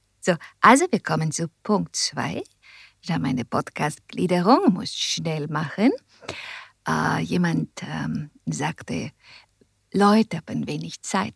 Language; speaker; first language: German; non-native, learner; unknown